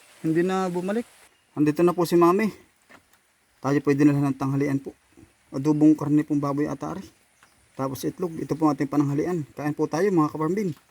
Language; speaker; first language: Filipino; native; Filipino